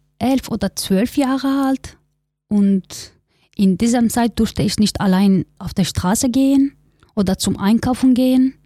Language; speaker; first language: German; non-native, learner; Kurdish